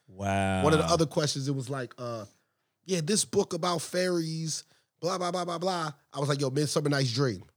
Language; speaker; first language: English; native; English